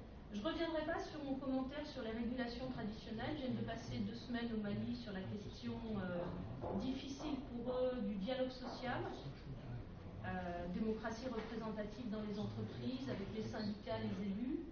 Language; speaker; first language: French; native; French